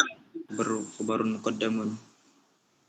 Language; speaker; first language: Arabic; non-native, learner; Indonesian